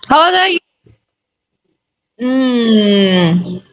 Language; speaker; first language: English; non-native, learner; Tajik